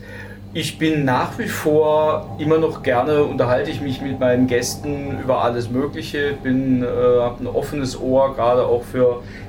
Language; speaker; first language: German; native; German